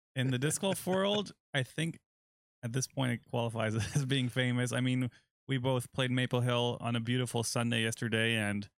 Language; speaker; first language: English; non-native, fluent; German